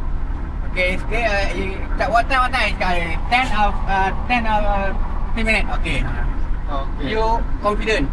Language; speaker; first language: English; non-native, learner; Malay